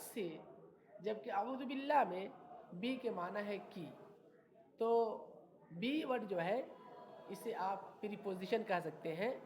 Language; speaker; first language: Urdu; native; Urdu